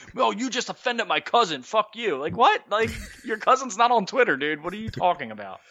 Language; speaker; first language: English; native; English